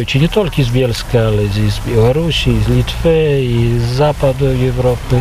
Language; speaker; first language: Polish; non-native, local second language; Belarusian